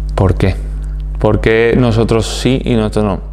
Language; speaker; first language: Spanish; native; Spanish